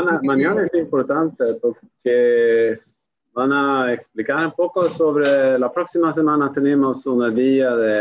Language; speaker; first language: Spanish; non-native, fluent; Swedish